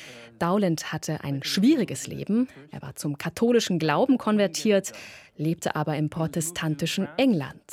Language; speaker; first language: German; native; German